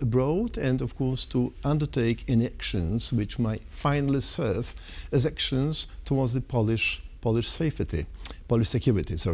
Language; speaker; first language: English; non-native, fluent; Polish